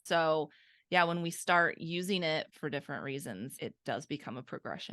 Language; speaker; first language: English; native; English